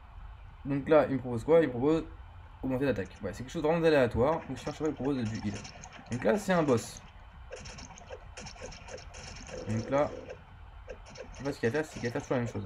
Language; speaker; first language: French; native; French